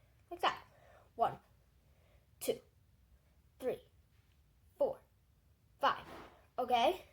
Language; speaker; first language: English; native; English